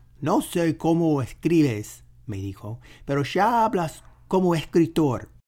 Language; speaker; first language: Spanish; non-native, fluent; English